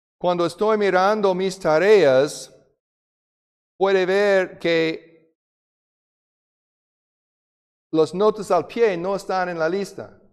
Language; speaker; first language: Spanish; non-native, fluent; English